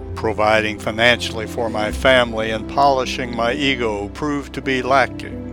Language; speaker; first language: English; non-native, fluent; Japanese